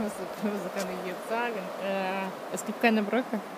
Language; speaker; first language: German; non-native, fluent; Russian